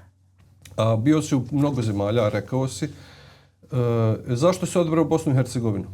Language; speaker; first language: Bosnian; native; Bosnian